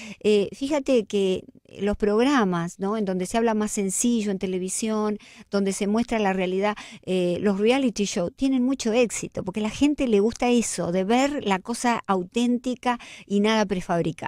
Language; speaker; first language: Spanish; native; Spanish